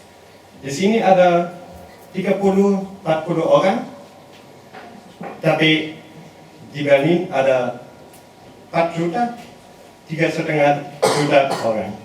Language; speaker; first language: Indonesian; non-native, learner; German